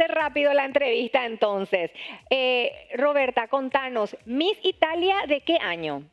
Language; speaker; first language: Spanish; native; Spanish